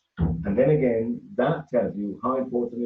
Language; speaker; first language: English; non-native, fluent; Spanish